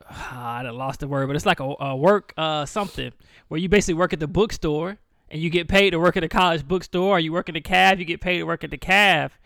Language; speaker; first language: English; native; English